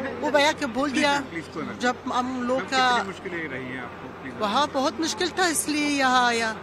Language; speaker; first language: Hindi; non-native, learner; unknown